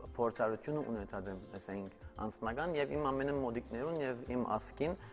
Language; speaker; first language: Armenian; early bilingual, heritage; Armenian